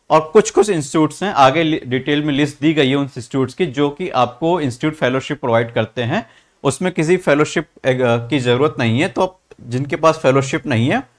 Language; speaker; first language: Hindi; native; Hindi